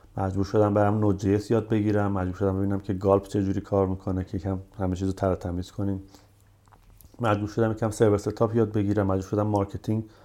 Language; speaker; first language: Persian; native; Persian